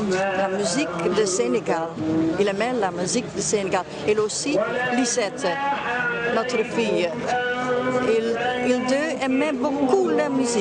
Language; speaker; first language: French; non-native, learner; Dutch